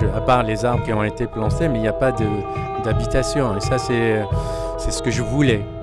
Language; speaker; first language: French; non-native, local second language; Arabic